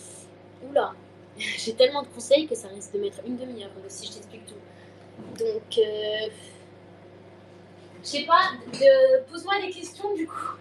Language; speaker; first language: French; native; French